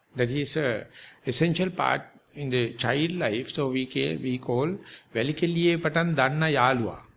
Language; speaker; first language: English; non-native, local second language; Sinhala